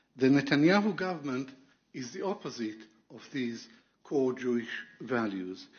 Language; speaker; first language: English; non-native, fluent; Arabic